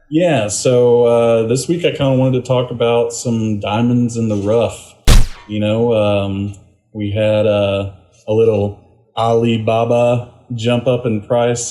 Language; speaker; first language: English; native; English